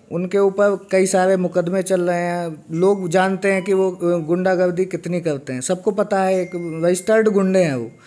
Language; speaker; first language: Hindi; native; Hindi